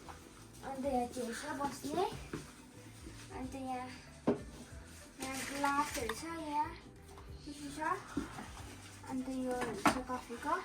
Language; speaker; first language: Nepali; non-native, local second language; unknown